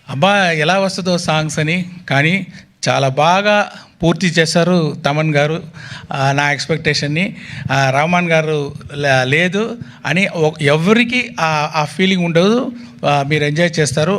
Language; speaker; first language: Telugu; non-native, local second language; Tamil